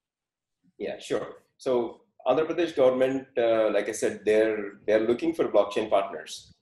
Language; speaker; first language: English; non-native, fluent; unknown